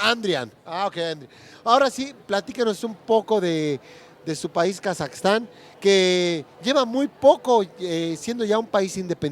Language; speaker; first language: Spanish; native; Spanish